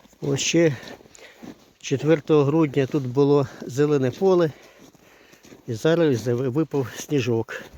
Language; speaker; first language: Ukrainian; native; Ukrainian